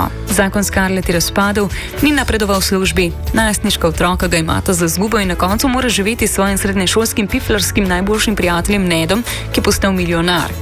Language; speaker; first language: Slovenian; native; Slovenian